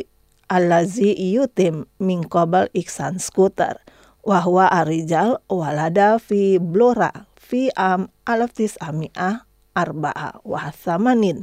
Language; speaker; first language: Arabic; non-native, fluent; Indonesian